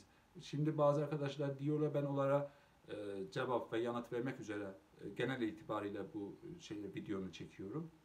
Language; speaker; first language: Turkish; non-native, local second language; Azerbaijani